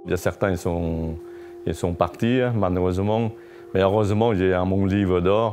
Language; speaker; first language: French; non-native, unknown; Chinese